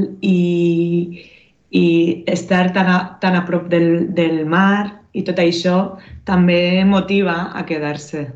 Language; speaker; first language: Catalan; non-native, fluent; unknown